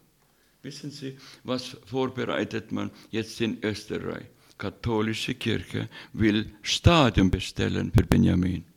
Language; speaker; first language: German; non-native, fluent; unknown